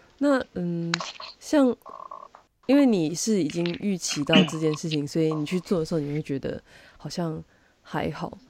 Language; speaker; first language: Chinese; native; Chinese